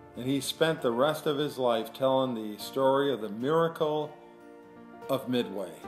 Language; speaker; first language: English; native; English